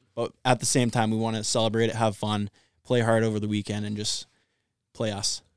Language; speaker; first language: English; native; English